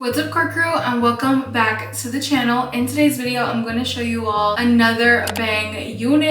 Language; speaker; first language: English; native; English